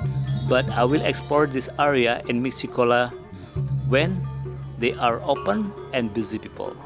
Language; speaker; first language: English; non-native, learner; Indonesian